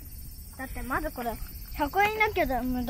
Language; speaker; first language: Japanese; native; Japanese